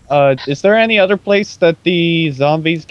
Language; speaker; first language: English; native; English